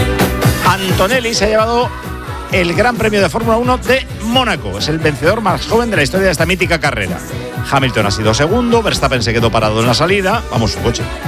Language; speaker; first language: Spanish; native; Spanish